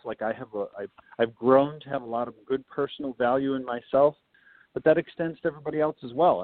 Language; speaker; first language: English; native; English